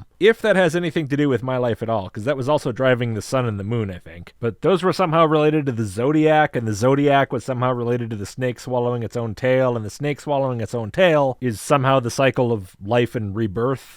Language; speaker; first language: English; native; English